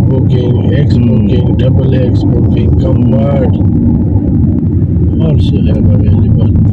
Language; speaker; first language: English; non-native, learner; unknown